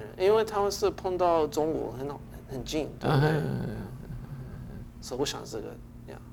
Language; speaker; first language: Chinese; early bilingual, heritage; English